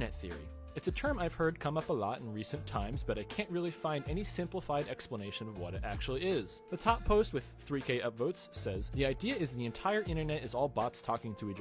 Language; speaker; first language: English; native; English